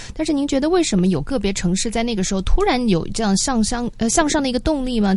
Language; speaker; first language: Chinese; native; Chinese